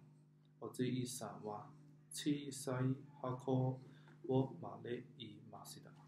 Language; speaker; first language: Japanese; non-native, learner; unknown